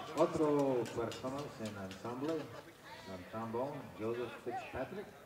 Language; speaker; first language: Spanish; non-native, learner; English